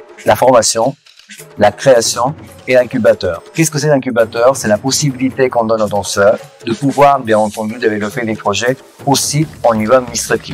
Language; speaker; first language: French; native; French